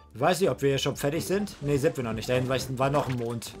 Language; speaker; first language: German; native; German